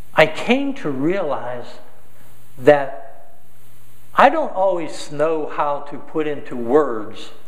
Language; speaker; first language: English; native; English